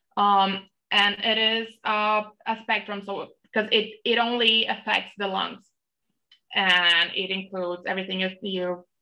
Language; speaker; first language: English; non-native, fluent; Portuguese